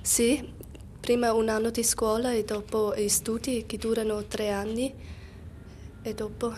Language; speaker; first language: Italian; non-native, learner; German